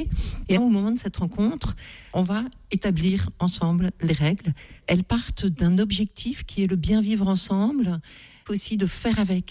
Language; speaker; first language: French; native; French